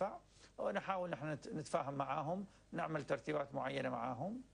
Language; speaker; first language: Arabic; native; Arabic